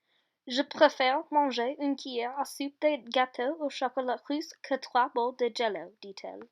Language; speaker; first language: French; non-native, learner; English